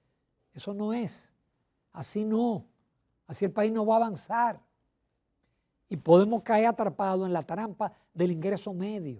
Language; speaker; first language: Spanish; native; Spanish